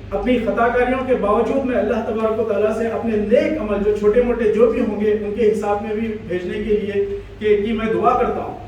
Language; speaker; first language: Urdu; native; Urdu